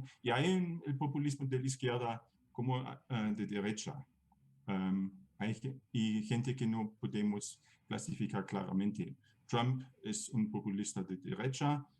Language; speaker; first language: Spanish; non-native, fluent; German